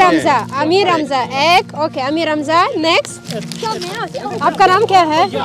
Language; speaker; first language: Hindi; non-native, learner; Kazakh